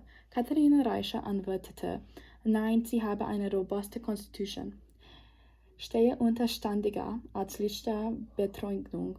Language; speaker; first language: German; non-native, learner; English